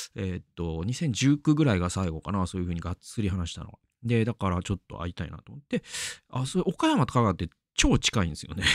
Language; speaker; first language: Japanese; native; Japanese